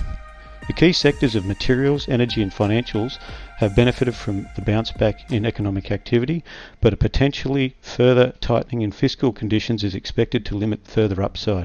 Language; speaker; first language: English; native; English